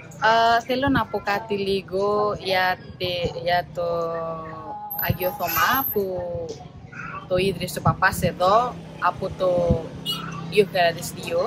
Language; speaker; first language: Greek; non-native, fluent; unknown